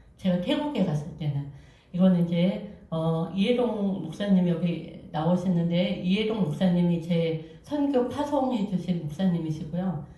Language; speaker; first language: Korean; native; Korean